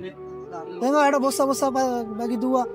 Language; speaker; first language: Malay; non-native, learner; Bangla